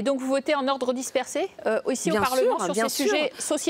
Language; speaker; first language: French; native; French